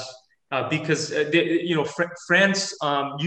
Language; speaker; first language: English; native; English